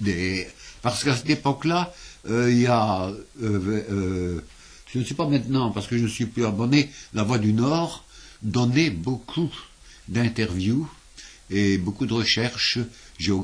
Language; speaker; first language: French; native; French